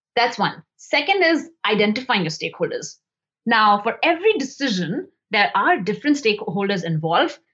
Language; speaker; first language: English; non-native, local second language; Hindi